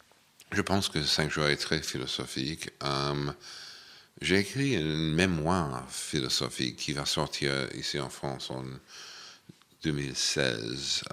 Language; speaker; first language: French; non-native, fluent; English